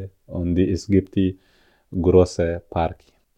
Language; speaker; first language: German; non-native, learner; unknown